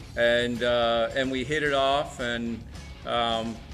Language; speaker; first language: English; native; English